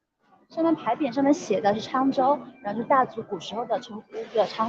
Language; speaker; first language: Chinese; native; Chinese